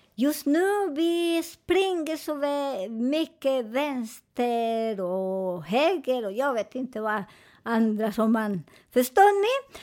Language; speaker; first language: Swedish; non-native, fluent; Spanish